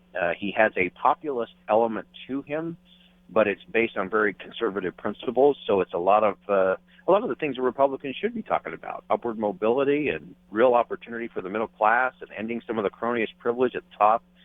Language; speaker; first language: English; native; English